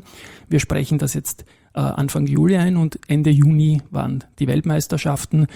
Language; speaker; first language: German; native; German